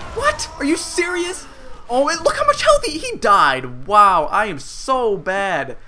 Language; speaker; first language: English; native; English